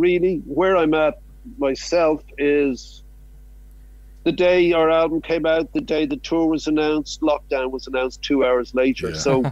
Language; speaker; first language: English; native; English